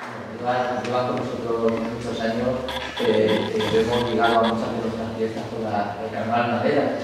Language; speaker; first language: Spanish; native; Spanish